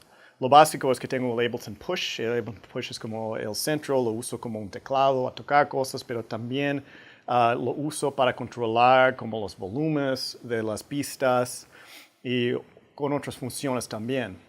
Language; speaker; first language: Spanish; non-native, fluent; English